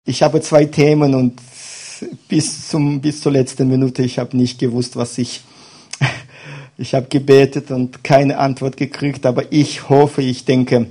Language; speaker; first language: German; non-native, fluent; Russian